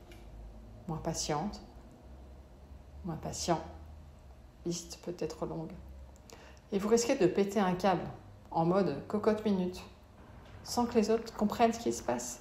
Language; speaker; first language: French; native; French